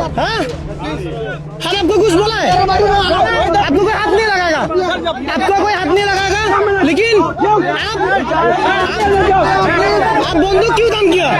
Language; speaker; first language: Hindi; non-native, learner; Bangla